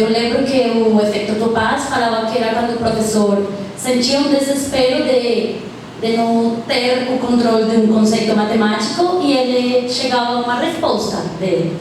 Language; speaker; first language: Portuguese; non-native, fluent; Spanish